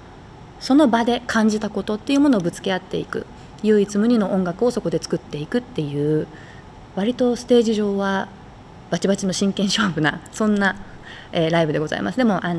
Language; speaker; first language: Japanese; native; Japanese